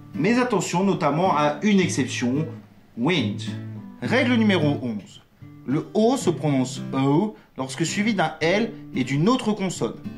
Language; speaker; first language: French; native; French